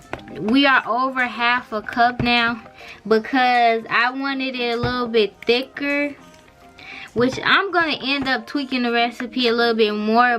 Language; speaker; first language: English; native; English